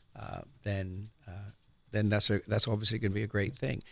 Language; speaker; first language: English; native; English